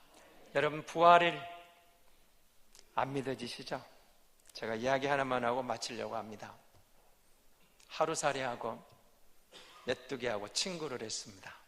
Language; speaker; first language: Korean; native; Korean